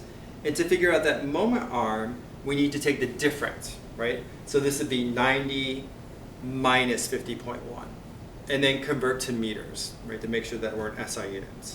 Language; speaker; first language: English; native; English